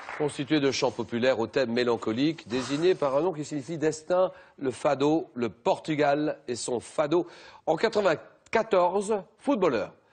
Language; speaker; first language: French; native; French